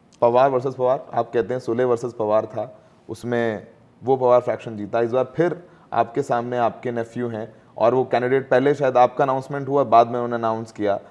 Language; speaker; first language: Hindi; native; Hindi